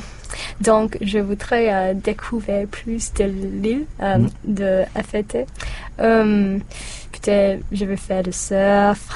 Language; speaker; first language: French; non-native, learner; English